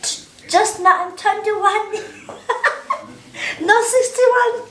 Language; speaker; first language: English; non-native, learner; Tibetan